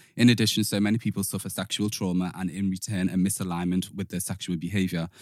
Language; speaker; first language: English; native; English